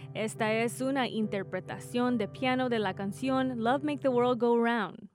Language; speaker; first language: Spanish; early bilingual, heritage; Spanish